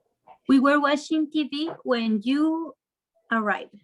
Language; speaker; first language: English; non-native, learner; Spanish